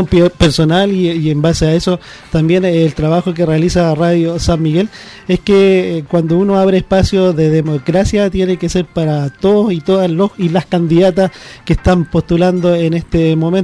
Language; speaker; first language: Spanish; native; Spanish